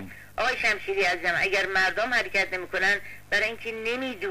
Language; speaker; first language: Persian; native; Persian